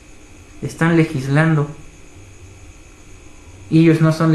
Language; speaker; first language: Spanish; native; Spanish